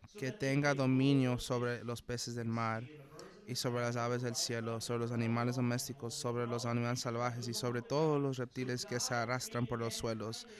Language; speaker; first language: Spanish; non-native, fluent; English